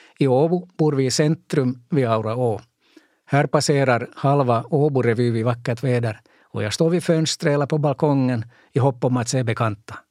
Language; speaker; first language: Swedish; native; Swedish